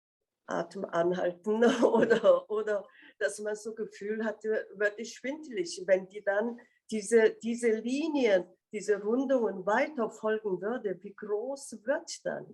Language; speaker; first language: German; non-native, fluent; Korean